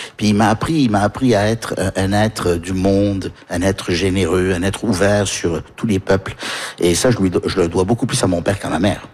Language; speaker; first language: French; early bilingual, heritage; French